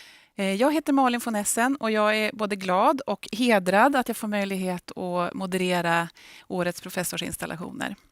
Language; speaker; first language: Swedish; native; Swedish